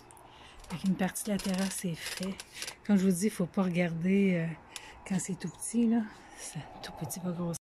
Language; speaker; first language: French; native; French